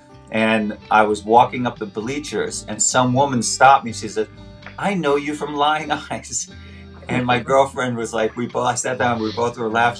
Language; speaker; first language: English; native; English